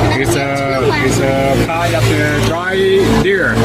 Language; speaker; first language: English; non-native, learner; Khmer